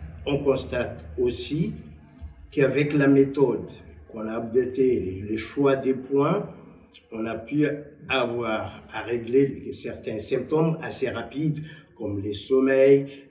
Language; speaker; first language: French; non-native, local second language; Malagasy